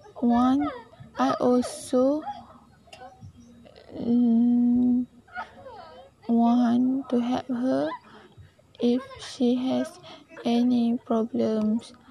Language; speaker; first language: English; non-native, learner; Malay